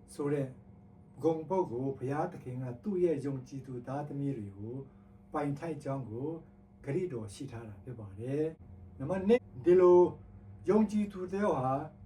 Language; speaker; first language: Burmese; non-native, local second language; Tedim Chin